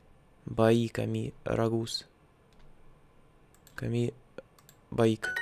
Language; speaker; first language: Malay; non-native, learner; Russian